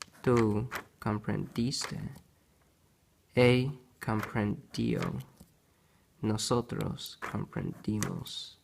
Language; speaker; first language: Spanish; non-native, learner; English